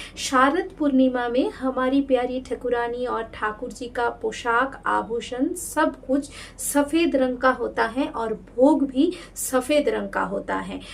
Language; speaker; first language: Hindi; non-native, local second language; Bangla